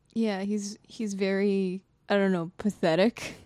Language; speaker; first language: English; non-native, fluent; Japanese